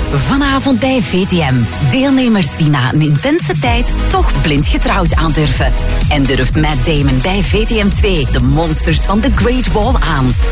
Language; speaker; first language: Dutch; native; Dutch